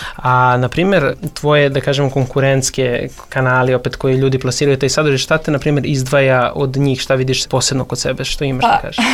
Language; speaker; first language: Serbian; native; Serbian